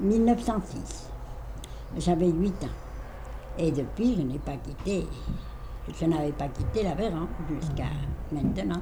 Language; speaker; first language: French; native; French